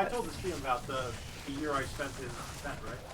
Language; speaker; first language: English; native; English